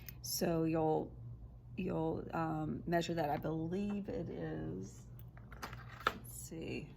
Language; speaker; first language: English; native; English